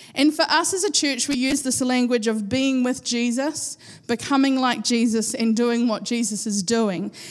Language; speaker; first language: English; native; English